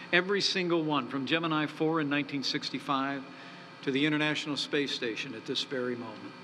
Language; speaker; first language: English; native; English